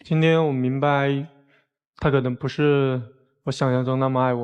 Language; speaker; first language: Chinese; native; Chinese